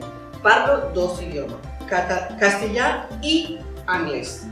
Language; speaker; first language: Catalan; non-native, learner; Spanish